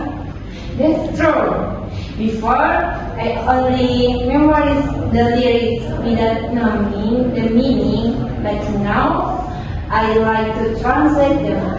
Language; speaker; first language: English; non-native, learner; Indonesian